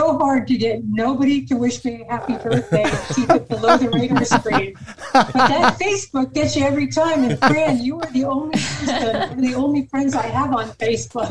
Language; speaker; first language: English; native; English